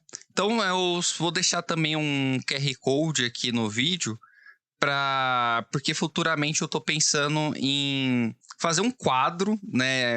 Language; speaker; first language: Portuguese; native; Portuguese